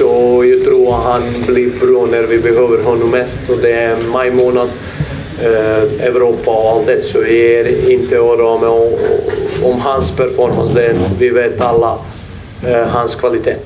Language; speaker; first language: Swedish; non-native, fluent; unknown